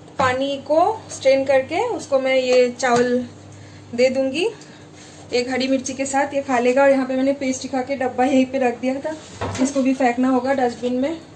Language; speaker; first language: Hindi; native; Hindi